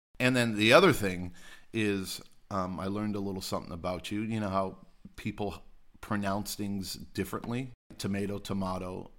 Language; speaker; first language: English; native; English